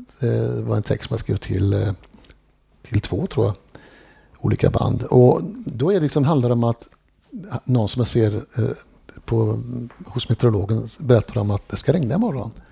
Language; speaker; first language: Swedish; native; Swedish